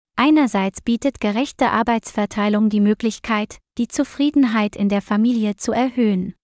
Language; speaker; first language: German; non-native, learner; Vietnamese